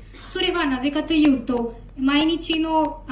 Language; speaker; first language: Japanese; non-native, learner; Marathi